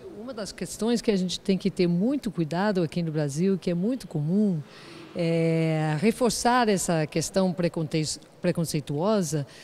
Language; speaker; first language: Portuguese; native; Portuguese